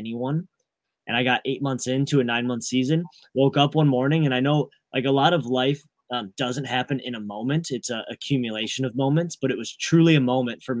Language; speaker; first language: English; native; English